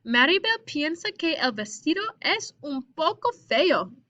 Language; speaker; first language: Spanish; non-native, fluent; English